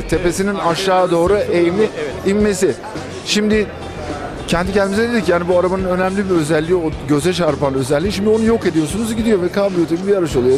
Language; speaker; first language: Turkish; native; Turkish